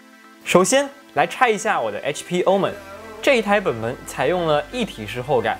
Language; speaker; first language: Chinese; native; Chinese